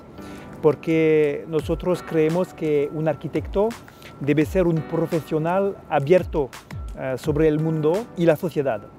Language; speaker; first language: Spanish; non-native, fluent; French